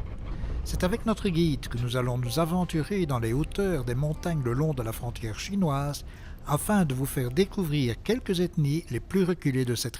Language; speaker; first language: French; native; French